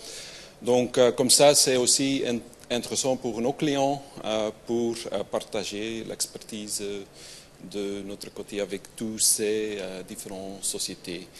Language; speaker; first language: French; non-native, local second language; Dutch